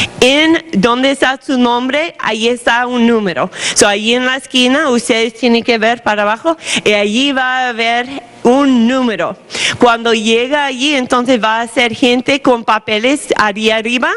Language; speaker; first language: Spanish; non-native, fluent; English